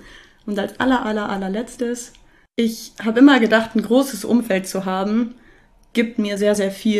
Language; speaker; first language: German; native; German